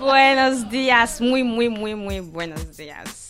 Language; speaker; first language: Spanish; non-native, learner; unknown